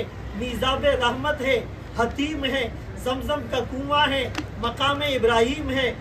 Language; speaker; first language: Urdu; native; Urdu